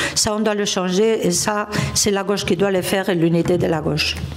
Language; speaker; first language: French; non-native, fluent; Spanish